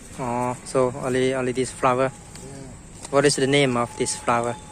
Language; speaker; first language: English; non-native, learner; Thai